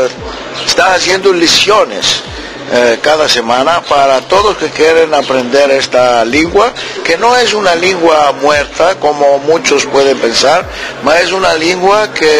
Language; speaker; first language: Spanish; early bilingual, heritage; Ladino